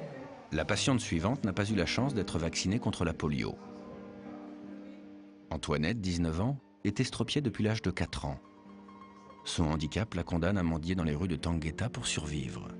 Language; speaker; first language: French; native; French